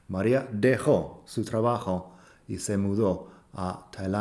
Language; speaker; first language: Spanish; non-native, fluent; English